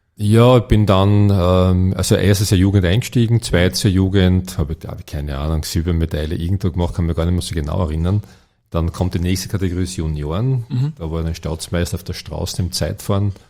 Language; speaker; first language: German; native; German